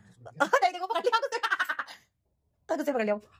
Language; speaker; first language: Hindi; native; Hindi